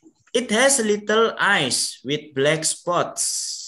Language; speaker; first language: English; non-native, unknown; Indonesian